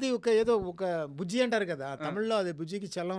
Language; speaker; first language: Telugu; non-native, learner; Tamil